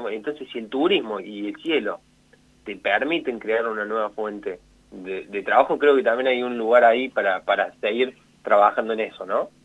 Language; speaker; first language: Spanish; native; Spanish